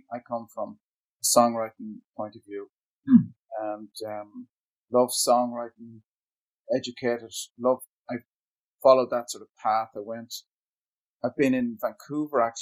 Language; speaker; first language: English; native; English